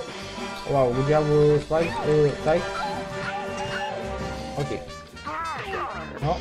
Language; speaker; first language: English; non-native, learner; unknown